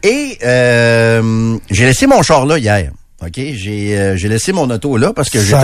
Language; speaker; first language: French; native; French